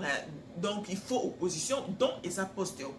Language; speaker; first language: French; non-native, local second language; Lingala